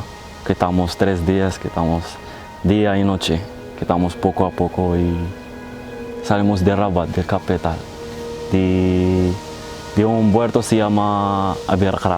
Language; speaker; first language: Spanish; non-native, learner; Arabic